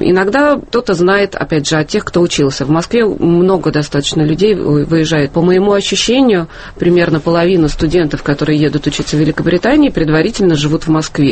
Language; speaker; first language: Russian; native; Russian